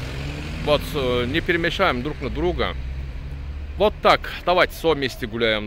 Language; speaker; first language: Russian; non-native, learner; Turkish